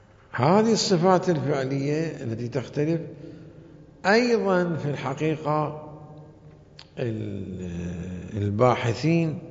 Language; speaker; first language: Arabic; native; Arabic